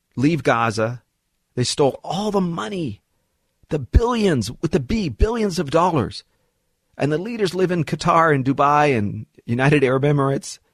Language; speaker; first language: English; early bilingual, other home language; Arabic